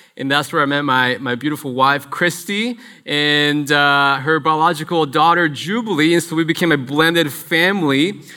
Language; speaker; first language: English; early bilingual, other home language; Spanish